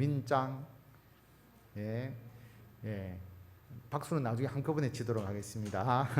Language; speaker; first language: Korean; native; Korean